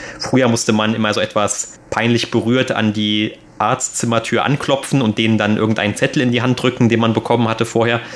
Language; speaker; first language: German; native; German